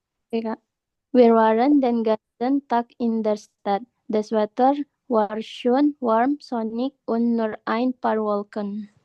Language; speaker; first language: German; non-native, learner; Indonesian